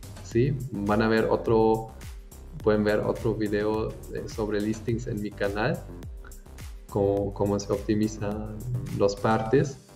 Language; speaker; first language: Spanish; non-native, fluent; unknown